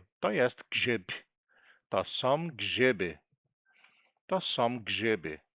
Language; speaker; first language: Polish; non-native, learner; Portuguese